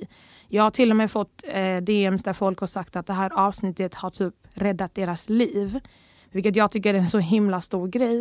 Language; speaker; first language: Swedish; early bilingual, other home language; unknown